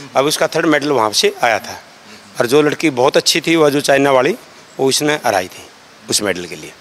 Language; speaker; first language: Hindi; native; Hindi